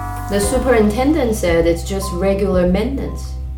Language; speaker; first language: English; non-native, fluent; Chinese